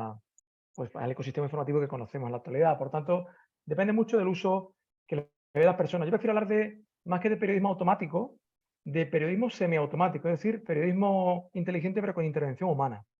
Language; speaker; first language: Spanish; native; Spanish